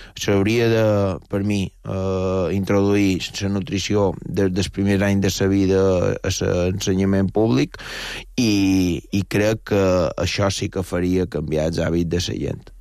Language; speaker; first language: Catalan; native; Catalan